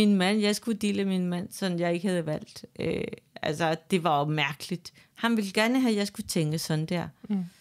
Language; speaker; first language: Danish; non-native, fluent; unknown